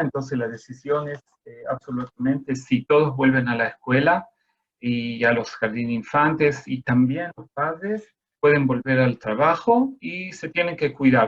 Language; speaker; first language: Spanish; non-native, fluent; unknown